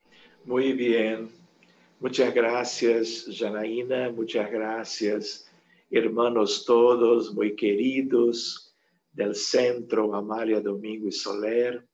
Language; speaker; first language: Spanish; non-native, fluent; Portuguese